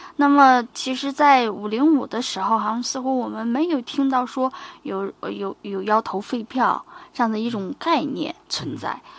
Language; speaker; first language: Chinese; native; Chinese